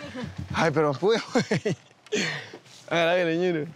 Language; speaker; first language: Spanish; native; Spanish